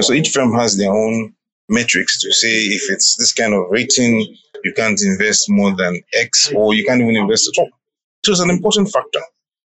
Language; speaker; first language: English; non-native, local second language; Yoruba